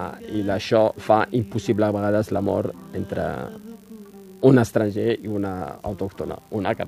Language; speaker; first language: Catalan; non-native, fluent; Riffian